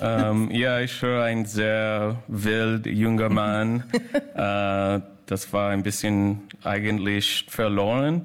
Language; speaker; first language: German; non-native, learner; English